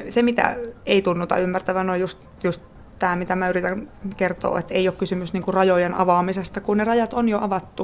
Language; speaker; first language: Finnish; native; Finnish